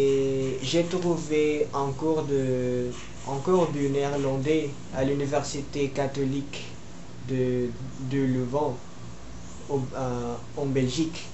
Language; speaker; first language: French; non-native, learner; Filipino